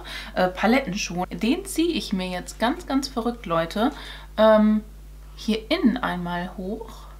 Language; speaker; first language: German; native; German